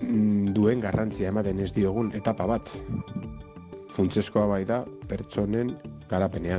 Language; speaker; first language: Basque; native; Basque